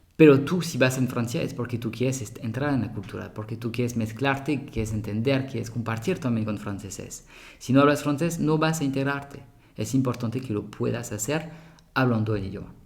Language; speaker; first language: Spanish; non-native, fluent; French